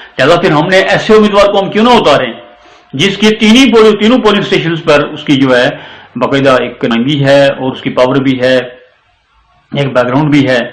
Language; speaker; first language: Urdu; non-native, local second language; Pahari-Potwari